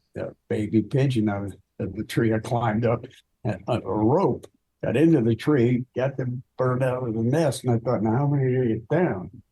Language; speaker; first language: English; native; English